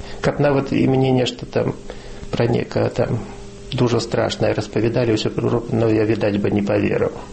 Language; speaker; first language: Belarusian; non-native, local second language; Russian